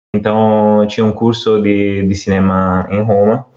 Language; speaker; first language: Portuguese; non-native, fluent; Italian